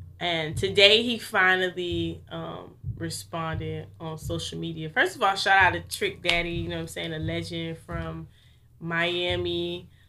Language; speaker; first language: English; native; English